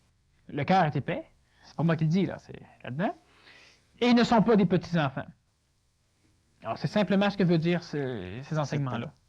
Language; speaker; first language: French; native; French